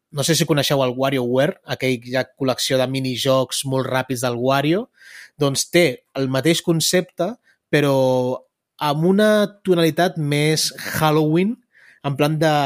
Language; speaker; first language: Catalan; early bilingual, other home language; Spanish